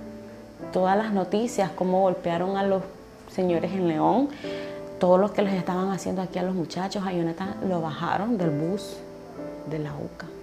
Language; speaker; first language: Spanish; native; Spanish